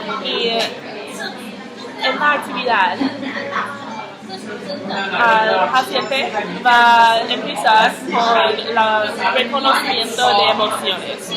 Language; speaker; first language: Spanish; non-native, learner; English